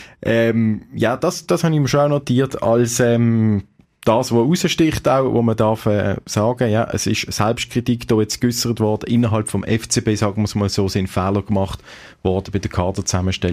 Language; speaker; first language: German; native; German